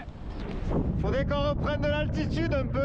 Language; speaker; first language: French; native; French